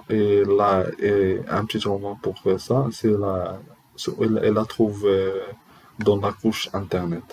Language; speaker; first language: French; non-native, learner; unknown